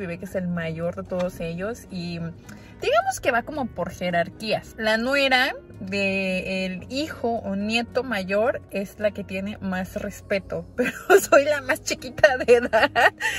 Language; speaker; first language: Spanish; native; Spanish